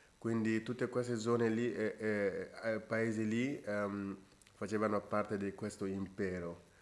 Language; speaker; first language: Italian; non-native, fluent; Bambara